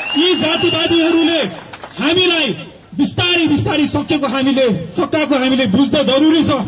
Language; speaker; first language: Nepali; non-native, local second language; Newari